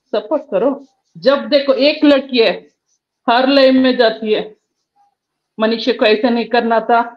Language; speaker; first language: Hindi; non-native, local second language; Kannada